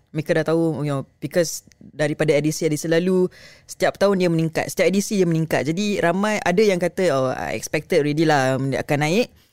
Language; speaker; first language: Malay; native; Malay